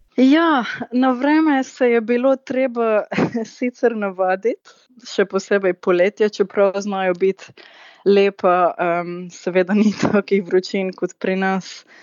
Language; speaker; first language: Slovenian; native; Slovenian